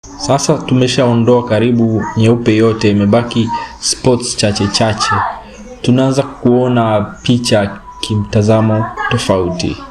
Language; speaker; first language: Swahili; native; Swahili